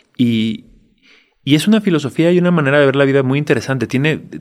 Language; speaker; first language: Spanish; native; Spanish